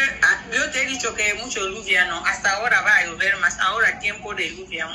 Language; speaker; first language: Spanish; non-native, learner; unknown